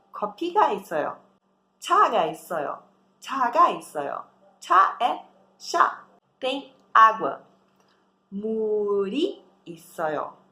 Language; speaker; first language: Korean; non-native, fluent; Portuguese